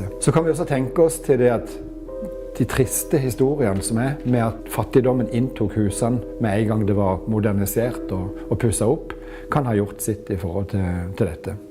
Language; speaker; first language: Norwegian; native; Norwegian